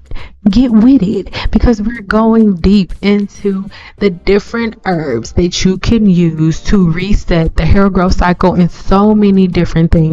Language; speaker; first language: English; native; English